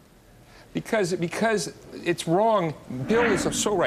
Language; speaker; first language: English; native; English